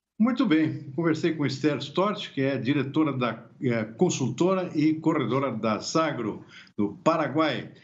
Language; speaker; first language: Portuguese; native; Portuguese